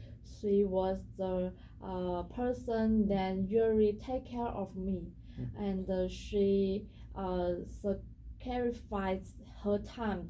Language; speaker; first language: English; non-native, learner; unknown